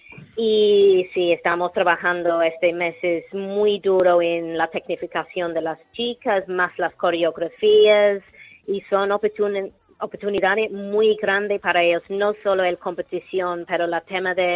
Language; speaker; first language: Spanish; non-native, fluent; English